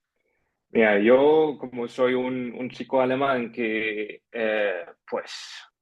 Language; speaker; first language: Spanish; non-native, fluent; German